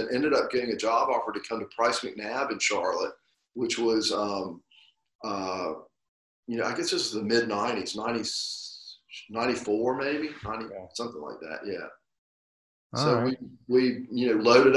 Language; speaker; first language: English; native; English